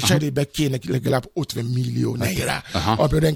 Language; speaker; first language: Hungarian; non-native, fluent; Yoruba